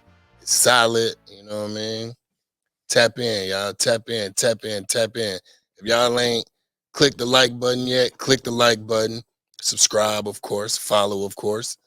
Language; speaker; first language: English; native; English